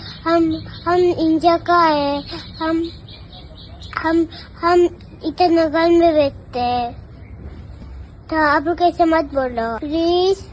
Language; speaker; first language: Hindi; non-native, local second language; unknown